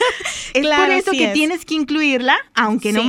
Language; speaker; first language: Spanish; native; Spanish